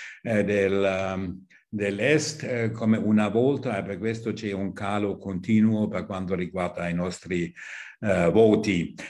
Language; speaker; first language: Italian; non-native, fluent; German